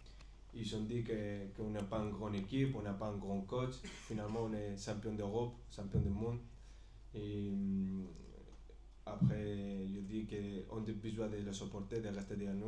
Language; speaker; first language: French; non-native, fluent; Spanish